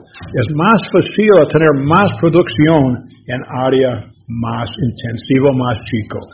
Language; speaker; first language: Spanish; non-native, learner; English